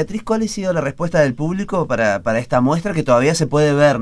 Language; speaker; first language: Spanish; native; Spanish